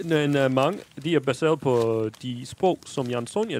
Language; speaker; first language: Danish; non-native, fluent; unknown